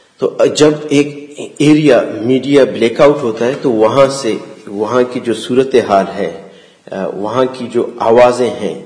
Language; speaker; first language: Urdu; non-native, local second language; Baluchi